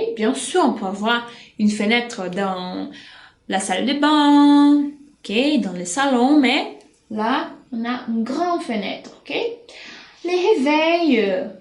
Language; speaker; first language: French; non-native, fluent; Portuguese